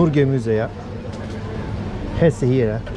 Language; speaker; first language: German; non-native, local second language; Turkish